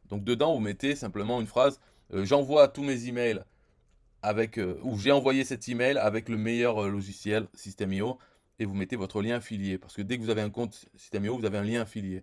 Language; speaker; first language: French; native; French